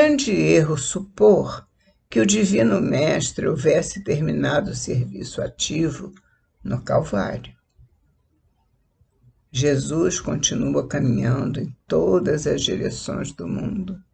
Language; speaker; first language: Portuguese; native; Portuguese